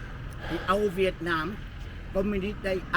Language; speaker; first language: English; non-native, learner; Vietnamese